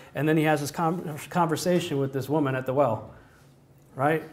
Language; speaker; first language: English; native; English